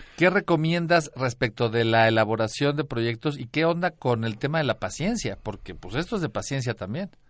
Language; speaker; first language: Spanish; native; Spanish